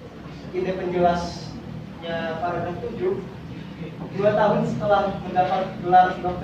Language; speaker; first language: Indonesian; native; Indonesian